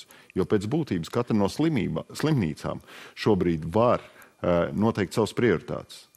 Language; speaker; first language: Latvian; native; Latvian